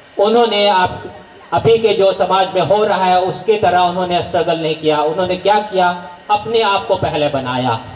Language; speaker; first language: Hindi; non-native, local second language; Marathi